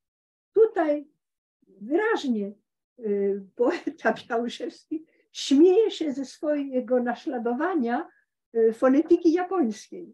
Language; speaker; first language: Polish; early bilingual, heritage; Polish